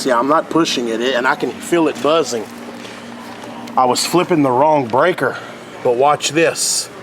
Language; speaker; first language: English; native; English